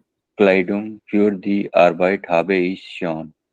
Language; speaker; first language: German; non-native, learner; Hindi